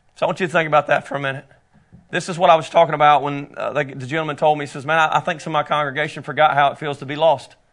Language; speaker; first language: English; native; English